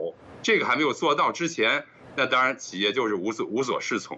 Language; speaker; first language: Chinese; native; Chinese